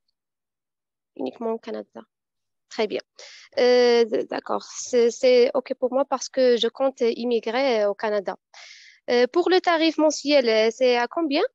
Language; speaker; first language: French; non-native, fluent; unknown